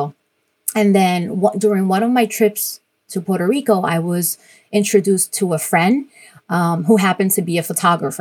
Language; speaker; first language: English; non-native, fluent; Spanish